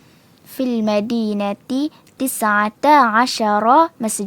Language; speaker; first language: Arabic; non-native, learner; Malay